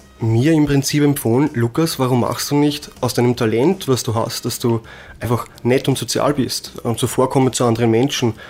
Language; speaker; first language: German; native; German